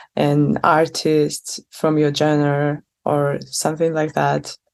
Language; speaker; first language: English; non-native, fluent; Russian